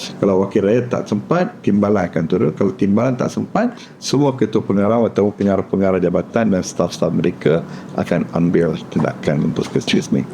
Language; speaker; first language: Malay; non-native, local second language; Tamil